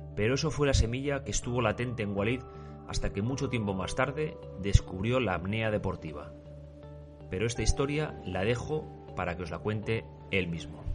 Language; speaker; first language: Spanish; native; Spanish